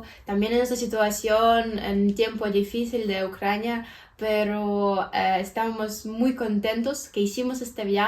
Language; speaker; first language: Spanish; non-native, fluent; Ukrainian